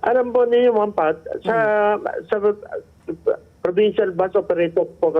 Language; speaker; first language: Filipino; native; Filipino